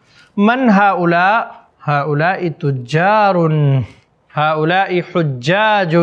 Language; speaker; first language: Arabic; non-native, fluent; Urdu